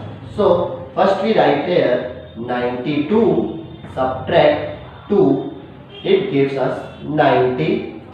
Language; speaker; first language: English; non-native, local second language; Hindi